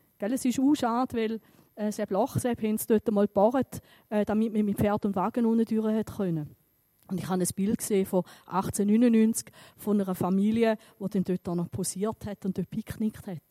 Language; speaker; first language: German; native; German